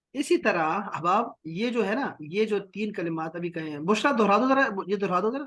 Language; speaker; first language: Urdu; native; Urdu